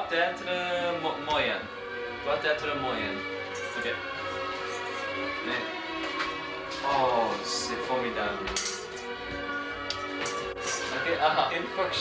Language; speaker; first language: French; non-native, learner; English